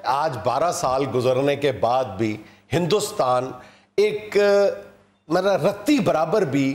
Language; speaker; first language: Urdu; non-native, local second language; Punjabi